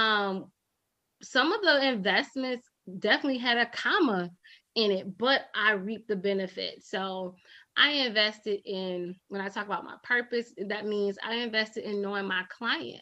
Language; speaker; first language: English; native; English